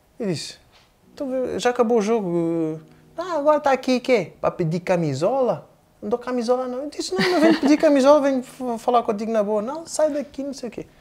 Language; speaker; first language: Portuguese; native; Portuguese